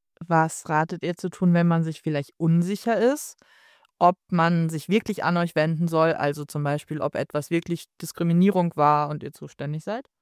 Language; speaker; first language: German; native; German